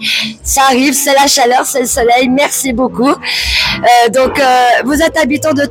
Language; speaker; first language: French; native; French